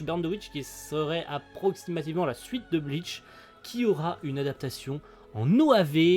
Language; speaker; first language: French; native; French